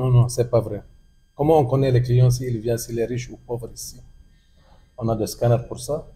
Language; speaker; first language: French; non-native, learner; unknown